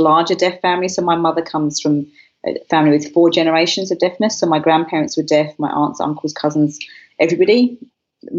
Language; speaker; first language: English; non-native, local second language; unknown